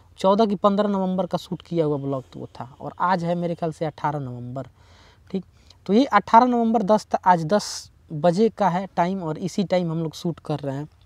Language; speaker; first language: Hindi; native; Hindi